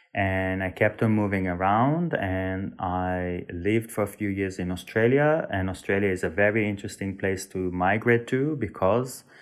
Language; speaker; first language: English; non-native, fluent; Hebrew